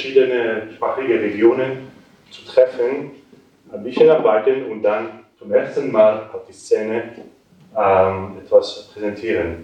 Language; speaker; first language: German; non-native, local second language; Italian